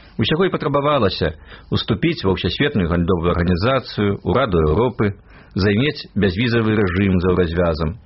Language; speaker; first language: Belarusian; native; Belarusian